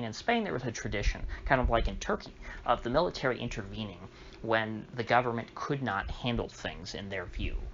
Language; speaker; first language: English; native; English